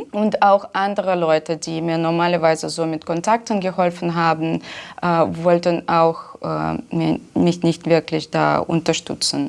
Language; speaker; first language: German; non-native, fluent; Russian